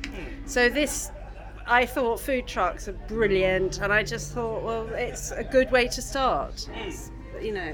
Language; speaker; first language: English; native; English